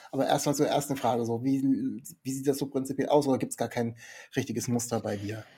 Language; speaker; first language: German; native; German